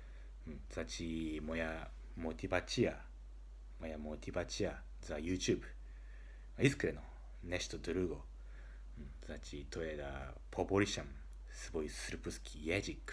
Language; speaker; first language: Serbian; non-native, learner; Japanese